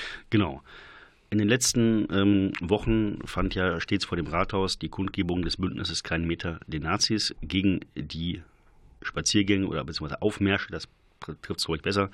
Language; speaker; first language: German; native; German